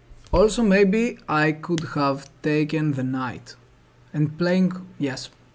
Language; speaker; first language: English; non-native, fluent; Greek